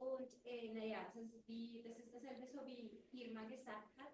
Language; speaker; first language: German; non-native, fluent; Spanish